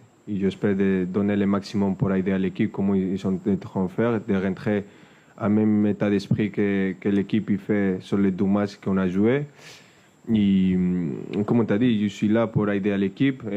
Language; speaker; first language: French; non-native, fluent; Spanish